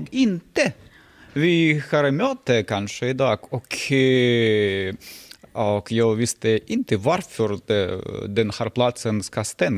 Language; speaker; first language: Swedish; non-native, learner; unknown